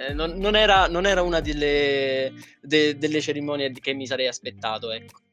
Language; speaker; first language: Italian; native; Italian